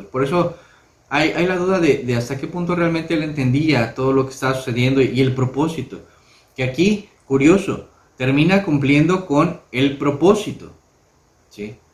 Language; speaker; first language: Spanish; native; Spanish